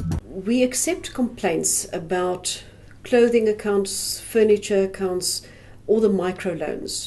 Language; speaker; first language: English; native; English